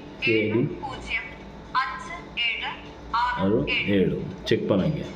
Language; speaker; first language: Tamil; non-native, learner; Kannada